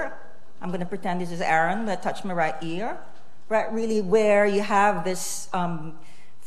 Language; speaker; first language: English; non-native, local second language; Filipino